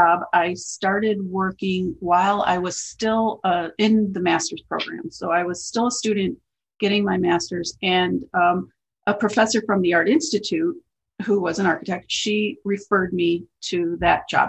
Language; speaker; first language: English; native; English